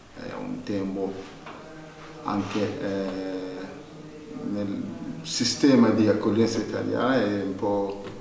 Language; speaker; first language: Italian; non-native, learner; Arabic